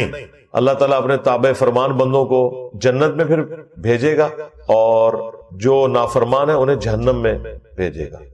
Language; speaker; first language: Urdu; non-native, local second language; Punjabi